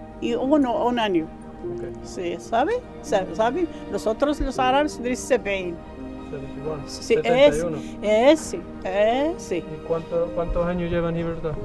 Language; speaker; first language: Spanish; non-native, learner; Arabic